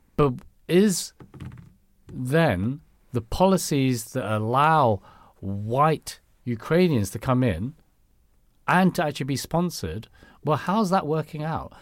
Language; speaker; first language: English; non-native, local second language; Cantonese